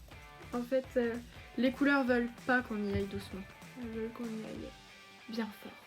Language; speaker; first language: French; native; French